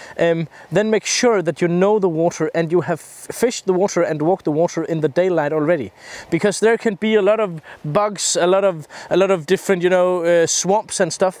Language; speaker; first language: English; non-native, fluent; Danish